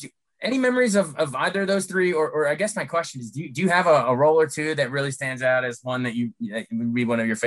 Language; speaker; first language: English; native; English